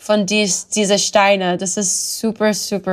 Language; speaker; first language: German; non-native, learner; English